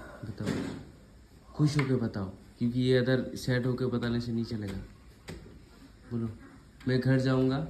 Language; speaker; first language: Hindi; native; Hindi